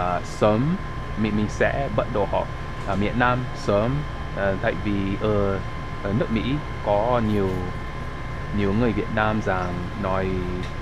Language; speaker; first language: Vietnamese; non-native, learner; English